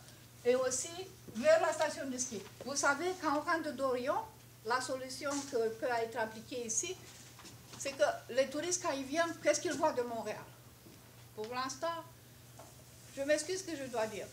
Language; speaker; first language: French; non-native, fluent; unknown